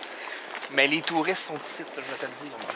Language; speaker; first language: French; native; French